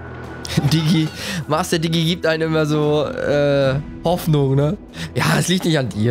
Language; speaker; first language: German; native; German